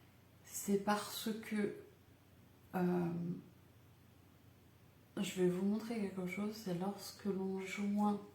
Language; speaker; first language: French; native; French